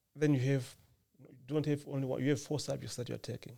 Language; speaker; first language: English; non-native, local second language; Nyanja